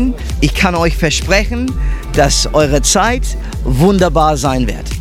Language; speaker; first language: German; non-native, fluent; English